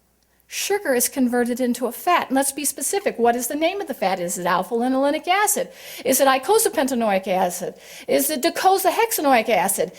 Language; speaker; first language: English; native; English